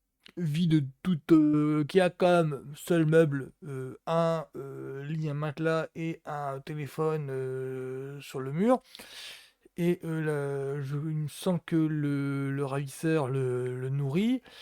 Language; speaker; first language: French; native; French